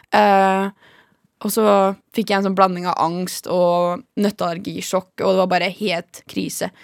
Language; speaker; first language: Norwegian; native; Norwegian